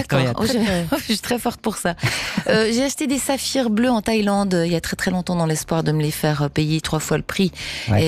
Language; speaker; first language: French; native; French